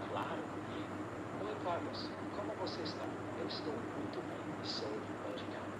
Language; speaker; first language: Portuguese; non-native, learner; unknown